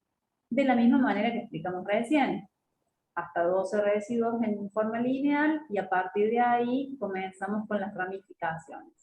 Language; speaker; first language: Spanish; native; Spanish